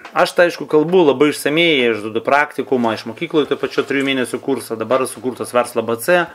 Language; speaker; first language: Lithuanian; non-native, local second language; Russian